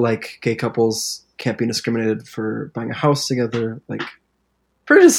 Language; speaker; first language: English; native; English